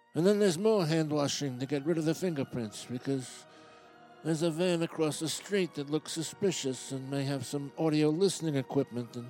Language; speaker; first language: English; native; English